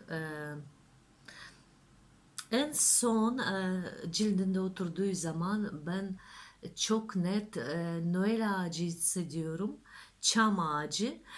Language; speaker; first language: Turkish; non-native, learner; Russian